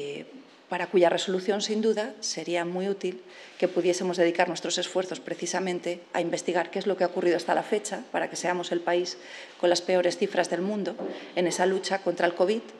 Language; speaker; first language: Spanish; native; Spanish